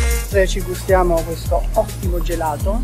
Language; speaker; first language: Italian; native; Italian